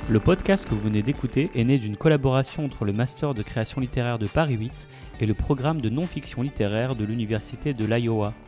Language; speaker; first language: French; native; French